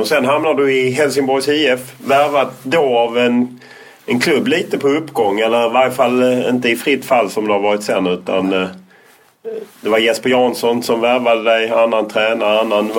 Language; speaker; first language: Swedish; native; Swedish